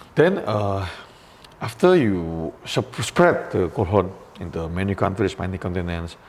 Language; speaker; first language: English; non-native, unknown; Indonesian